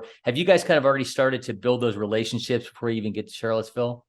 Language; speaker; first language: English; native; English